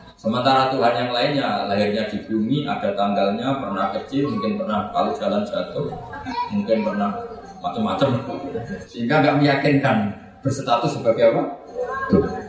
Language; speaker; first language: Indonesian; native; Indonesian